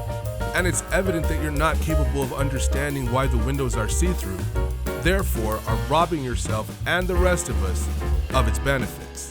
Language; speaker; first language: English; native; English